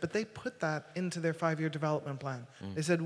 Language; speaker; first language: English; native; English